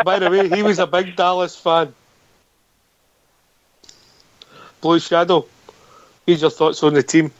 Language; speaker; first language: English; native; English